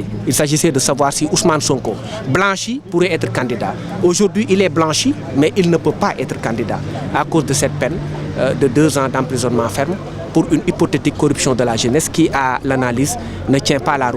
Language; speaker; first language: French; non-native, local second language; Wolof